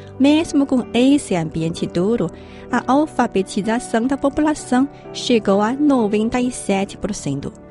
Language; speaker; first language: Portuguese; non-native, fluent; Chinese